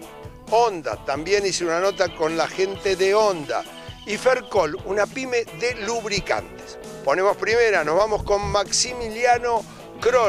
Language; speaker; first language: Spanish; native; Spanish